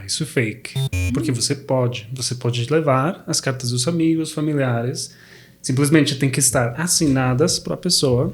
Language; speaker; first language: Portuguese; non-native, fluent; Spanish